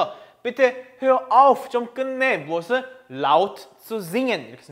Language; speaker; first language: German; non-native, fluent; Korean